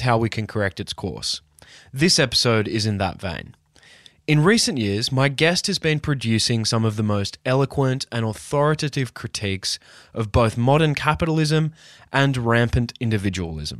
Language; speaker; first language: English; native; English